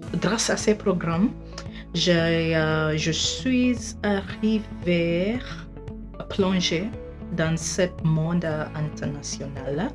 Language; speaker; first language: French; non-native, fluent; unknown